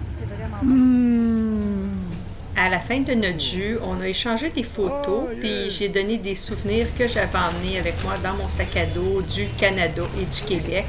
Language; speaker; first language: French; native; French